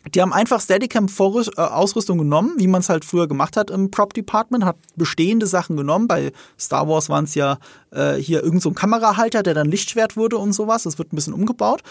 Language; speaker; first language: German; native; German